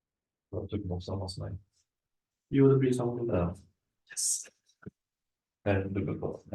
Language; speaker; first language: Swedish; native; Swedish